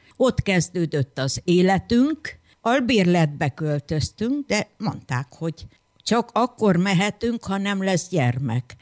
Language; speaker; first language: Hungarian; native; Hungarian